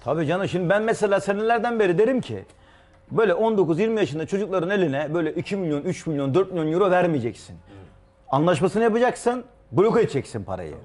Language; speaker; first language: Turkish; native; Turkish